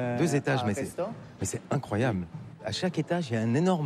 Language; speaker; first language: French; native; French